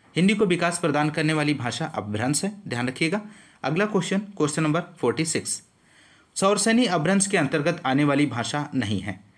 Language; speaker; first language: Hindi; native; Hindi